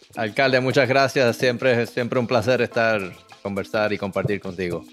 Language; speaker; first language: Spanish; early bilingual, heritage; Spanish